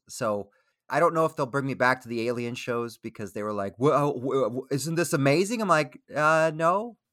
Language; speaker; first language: English; early bilingual, other home language; Spanish